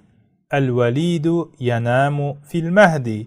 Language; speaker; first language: Arabic; non-native, fluent; Uzbek